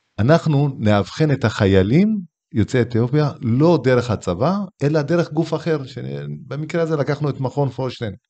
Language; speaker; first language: Hebrew; early bilingual, other home language; Tigrinya